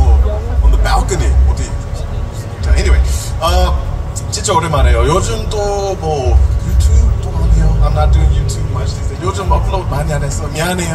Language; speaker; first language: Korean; non-native, learner; English